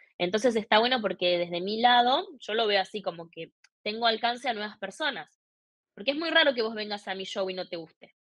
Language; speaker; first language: Spanish; native; Spanish